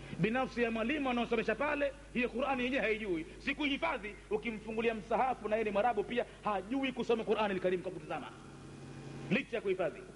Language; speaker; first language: Swahili; native; Swahili